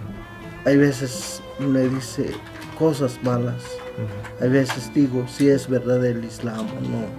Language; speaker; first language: Spanish; non-native, local second language; Tzotzil